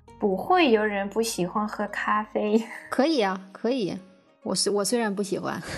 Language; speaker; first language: Chinese; non-native, fluent; Russian